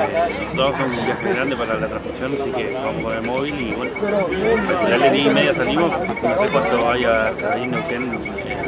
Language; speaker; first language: Spanish; native; Spanish